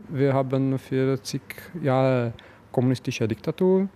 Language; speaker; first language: German; non-native, learner; Czech